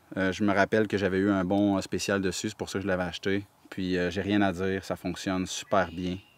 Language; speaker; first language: French; native; French